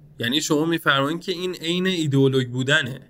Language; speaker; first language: Persian; native; Persian